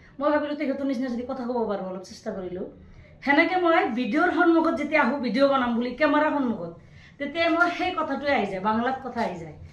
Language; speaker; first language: Assamese; non-native, local second language; Bangla